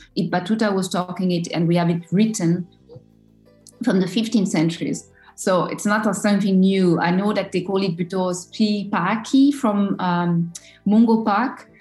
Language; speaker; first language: English; non-native, fluent; French